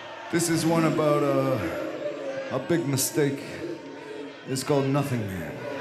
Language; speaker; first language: English; native; English